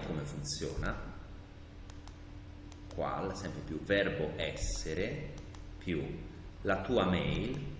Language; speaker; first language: Italian; native; Italian